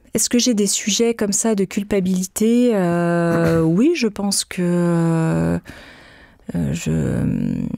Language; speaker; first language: French; native; French